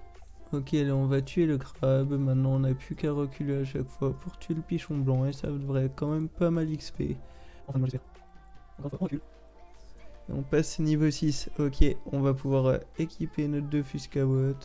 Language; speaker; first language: French; native; French